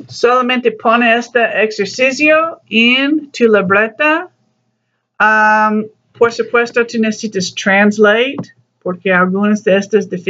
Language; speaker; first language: Spanish; non-native, learner; English